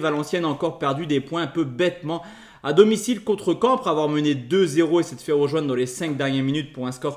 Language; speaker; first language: French; native; French